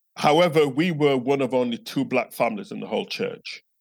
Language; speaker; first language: English; native; English